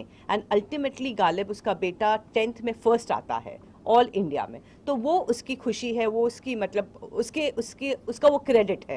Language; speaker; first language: Hindi; native; Hindi